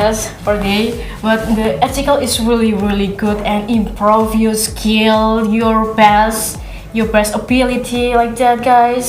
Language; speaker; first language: English; non-native, learner; Indonesian